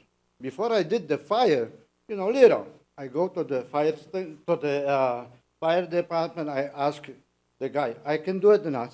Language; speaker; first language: English; non-native, learner; Polish